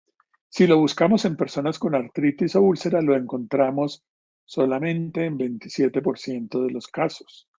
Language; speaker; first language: Spanish; native; Spanish